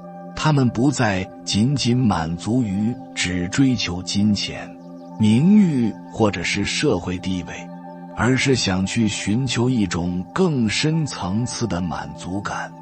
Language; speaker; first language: Chinese; native; Chinese